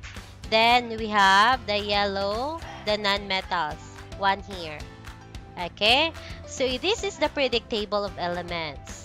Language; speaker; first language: English; non-native, local second language; Cebuano